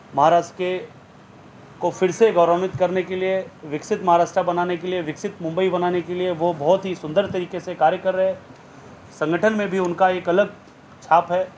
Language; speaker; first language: Hindi; native; Hindi